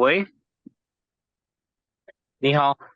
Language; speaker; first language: Chinese; non-native, learner; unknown